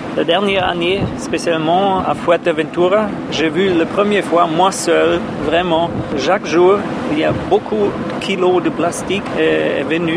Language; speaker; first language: French; non-native, learner; German